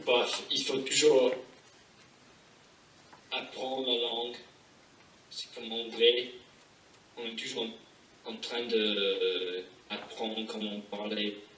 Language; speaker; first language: French; non-native, fluent; English